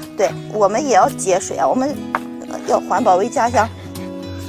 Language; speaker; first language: Chinese; native; Chinese